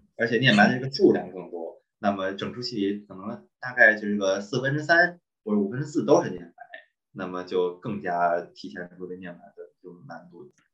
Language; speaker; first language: Chinese; native; Chinese